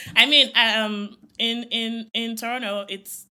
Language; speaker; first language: English; non-native, local second language; Yoruba